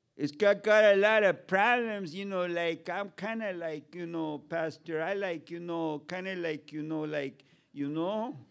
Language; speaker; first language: English; early bilingual, other home language; Spanish